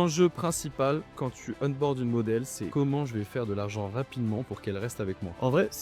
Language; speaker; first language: French; native; French